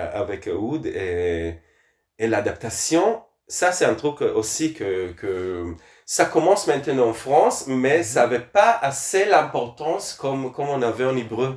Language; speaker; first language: French; non-native, fluent; Hebrew